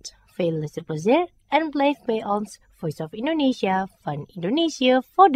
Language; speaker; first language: Dutch; non-native, fluent; Indonesian